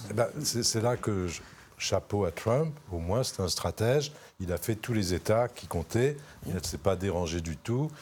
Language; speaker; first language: French; native; French